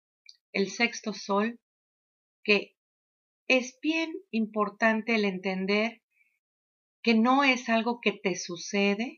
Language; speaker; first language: Spanish; native; Spanish